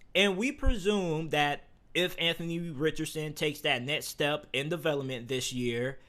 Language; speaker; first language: English; native; English